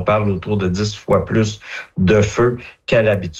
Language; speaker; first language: French; native; French